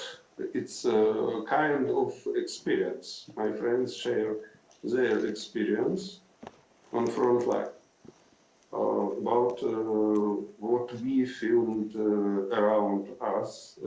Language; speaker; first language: English; non-native, fluent; Ukrainian